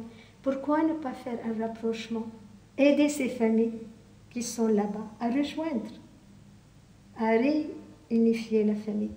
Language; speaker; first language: French; non-native, local second language; Arabic